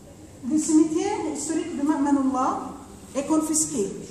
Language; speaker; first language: French; non-native, fluent; Arabic